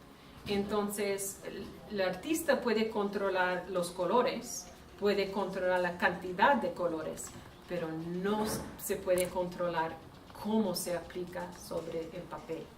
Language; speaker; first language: Spanish; non-native, fluent; English